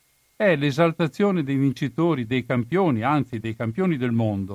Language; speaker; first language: Italian; native; Italian